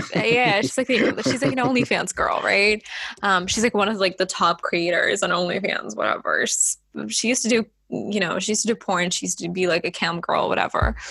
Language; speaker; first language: English; non-native, fluent; Estonian